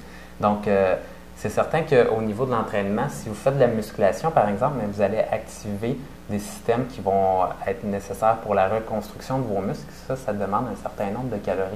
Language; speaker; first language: French; native; French